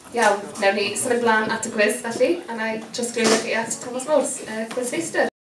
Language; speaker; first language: Welsh; native; Welsh